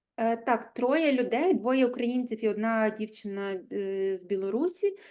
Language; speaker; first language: Ukrainian; native; Ukrainian